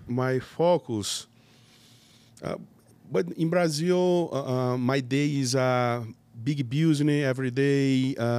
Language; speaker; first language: English; non-native, learner; Portuguese